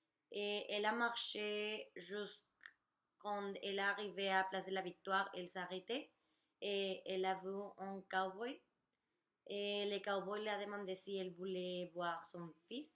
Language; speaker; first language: French; non-native, learner; Spanish